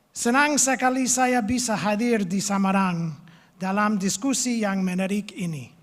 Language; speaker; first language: Indonesian; non-native, learner; English